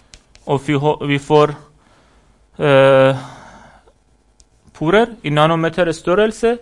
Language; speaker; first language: Norwegian; non-native, fluent; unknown